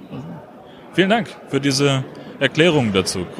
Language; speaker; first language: German; native; German